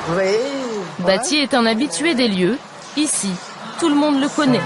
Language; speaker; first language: French; native; French